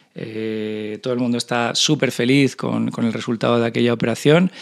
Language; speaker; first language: Spanish; native; Spanish